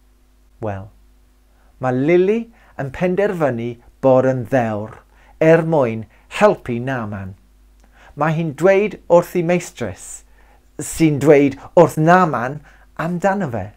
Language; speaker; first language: Welsh; non-native, local second language; English